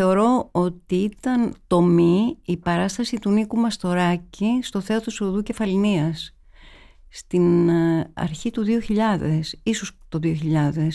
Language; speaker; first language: Greek; native; Greek